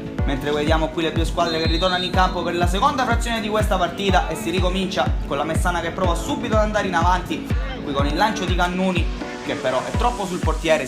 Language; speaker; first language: Italian; native; Italian